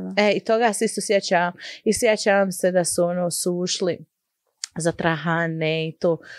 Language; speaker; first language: Croatian; early bilingual, heritage; Bosnian